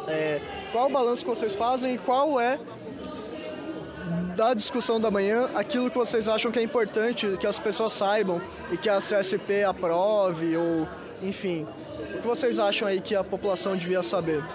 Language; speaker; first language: Portuguese; native; Portuguese